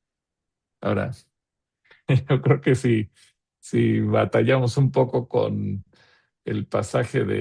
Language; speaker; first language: Spanish; native; Spanish